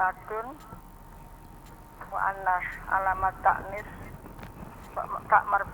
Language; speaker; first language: Arabic; non-native, learner; Indonesian